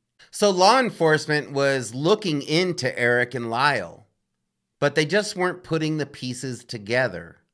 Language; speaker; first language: English; native; English